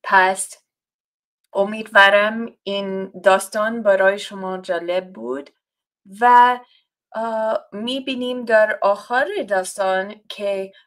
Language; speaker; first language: Persian; non-native, fluent; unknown